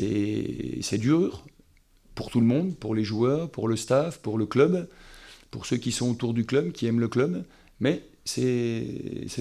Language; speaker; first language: French; native; French